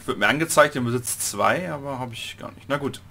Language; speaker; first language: German; native; German